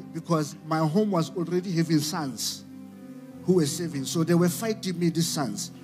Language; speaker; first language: English; non-native, local second language; Southern Sotho